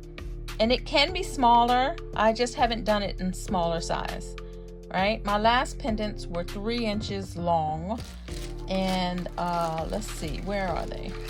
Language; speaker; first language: English; native; English